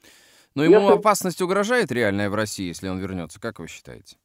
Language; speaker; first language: Russian; native; Russian